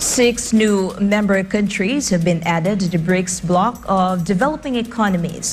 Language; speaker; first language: English; non-native, local second language; Filipino